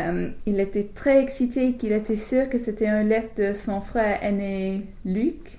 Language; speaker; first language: French; non-native, learner; English